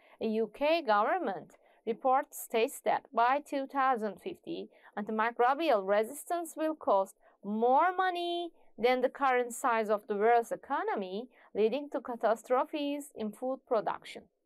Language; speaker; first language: English; non-native, fluent; Turkish